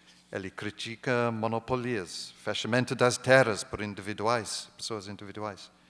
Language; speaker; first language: Portuguese; non-native, fluent; English